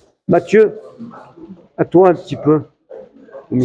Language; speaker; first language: French; native; French